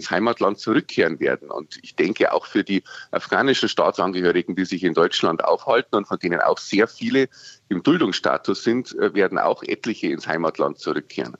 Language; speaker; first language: German; native; German